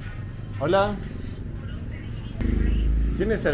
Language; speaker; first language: Spanish; non-native, learner; Danish